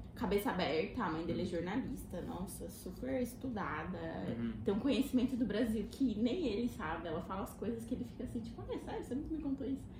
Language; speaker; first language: Portuguese; native; Portuguese